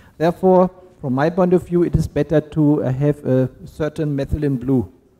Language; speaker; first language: English; non-native, fluent; German